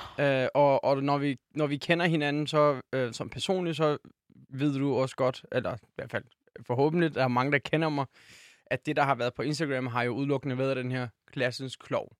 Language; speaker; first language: Danish; early bilingual, other home language; Turkish